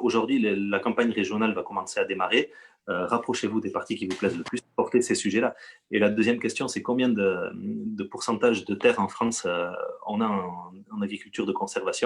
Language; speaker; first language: French; native; French